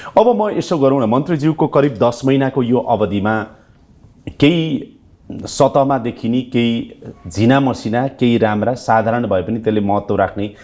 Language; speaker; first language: Nepali; native; Nepali